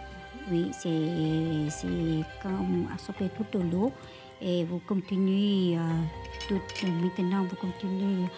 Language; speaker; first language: French; non-native, learner; Vietnamese